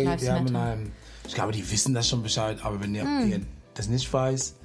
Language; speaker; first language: German; non-native, fluent; English